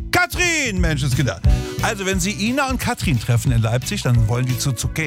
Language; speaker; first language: German; native; German